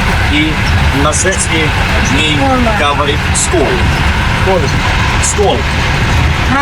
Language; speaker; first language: Russian; non-native, learner; Swedish